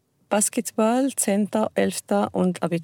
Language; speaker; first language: German; non-native, learner; Arabic